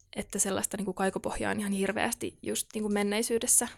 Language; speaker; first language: Finnish; native; Finnish